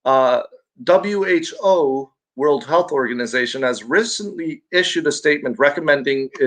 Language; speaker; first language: English; non-native, local second language; Filipino